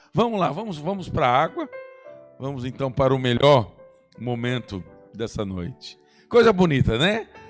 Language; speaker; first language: Portuguese; native; Portuguese